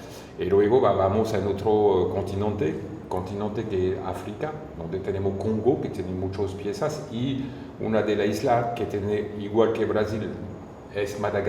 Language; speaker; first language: Spanish; non-native, fluent; French